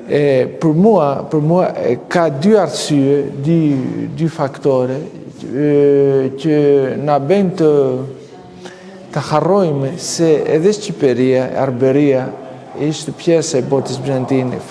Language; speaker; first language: Albanian; non-native, fluent; Greek